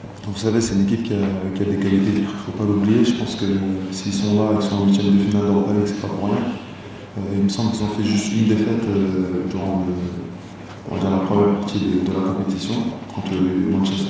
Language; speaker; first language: French; native; French